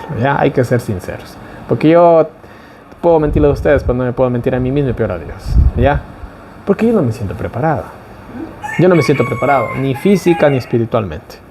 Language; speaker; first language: Spanish; native; Spanish